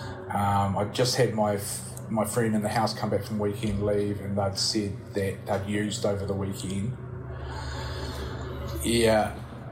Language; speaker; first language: English; native; English